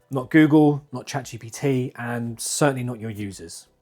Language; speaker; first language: English; native; English